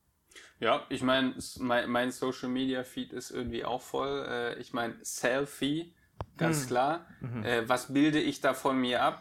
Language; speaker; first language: German; native; German